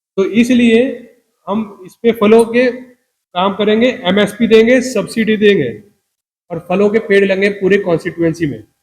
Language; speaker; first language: Hindi; non-native, local second language; Punjabi